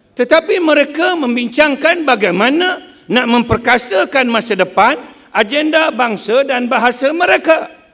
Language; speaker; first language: Malay; non-native, local second language; Chinese